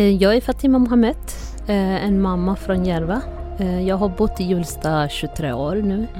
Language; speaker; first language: Swedish; non-native, fluent; Somali